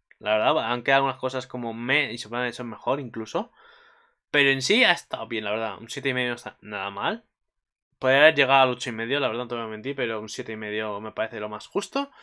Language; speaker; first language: Spanish; native; Spanish